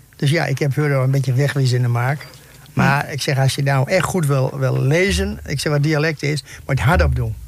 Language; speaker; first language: Dutch; native; Dutch